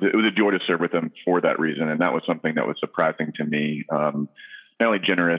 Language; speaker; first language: English; native; English